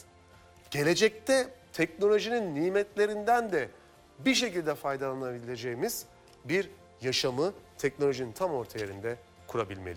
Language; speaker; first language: Turkish; native; Turkish